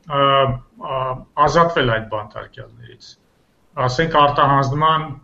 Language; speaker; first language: Armenian; native; Armenian